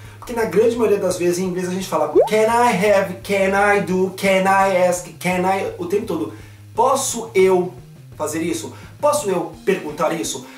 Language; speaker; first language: Portuguese; native; Portuguese